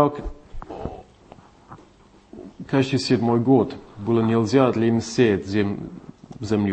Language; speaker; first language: Russian; non-native, fluent; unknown